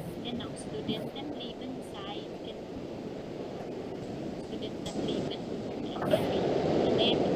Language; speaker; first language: German; non-native, fluent; Indonesian